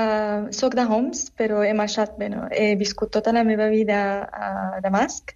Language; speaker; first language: Catalan; non-native, learner; Arabic